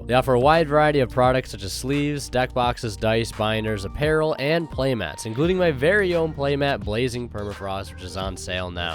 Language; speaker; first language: English; native; English